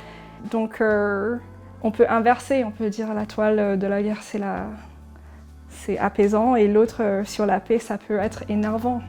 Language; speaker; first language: French; early bilingual, heritage; English